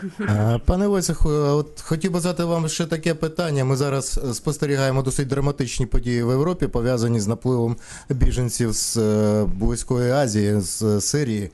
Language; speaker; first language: Ukrainian; native; Ukrainian